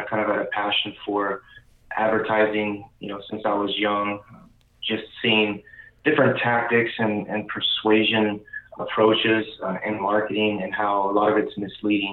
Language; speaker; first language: English; native; English